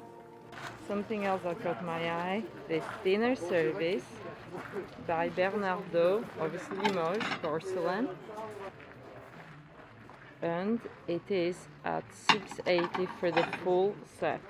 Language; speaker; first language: English; non-native, fluent; French